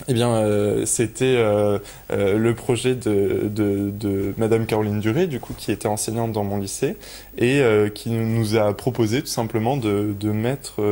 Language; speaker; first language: French; native; French